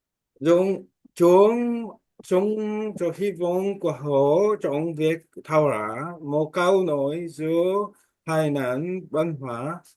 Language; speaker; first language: Vietnamese; non-native, learner; Korean